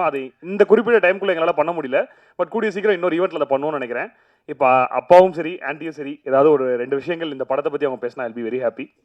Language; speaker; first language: Tamil; native; Tamil